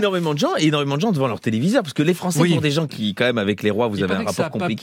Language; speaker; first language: French; native; French